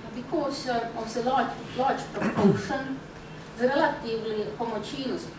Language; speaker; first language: English; non-native, fluent; Estonian